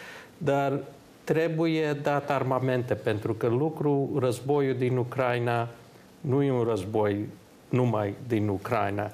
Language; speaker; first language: Romanian; early bilingual, heritage; Romanian